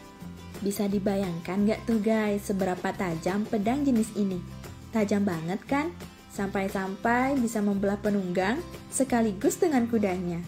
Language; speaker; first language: Indonesian; native; Indonesian